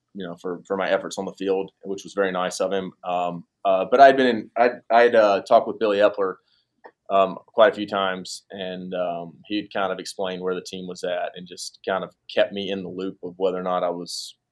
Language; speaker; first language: English; native; English